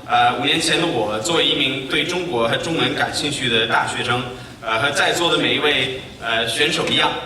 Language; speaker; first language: Chinese; non-native, fluent; English